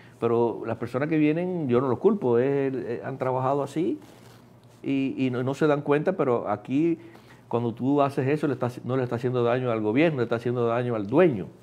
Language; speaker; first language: Spanish; native; Spanish